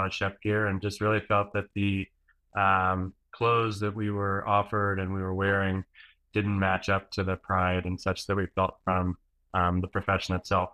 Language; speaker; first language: English; native; English